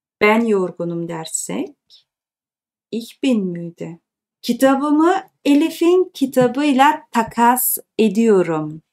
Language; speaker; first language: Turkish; early bilingual, heritage; Turkish